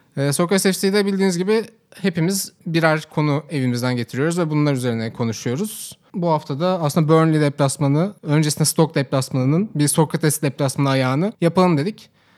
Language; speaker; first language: Turkish; native; Turkish